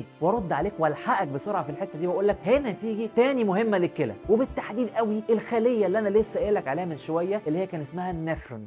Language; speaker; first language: Arabic; native; Arabic